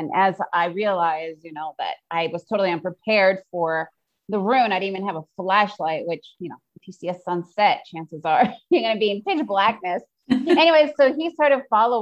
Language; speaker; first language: English; native; English